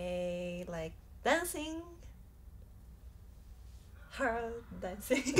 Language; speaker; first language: English; non-native, fluent; Spanish